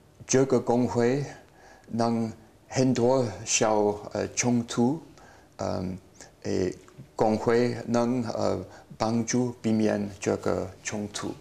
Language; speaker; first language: Chinese; non-native, learner; English